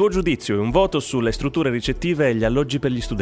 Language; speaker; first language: Italian; native; Italian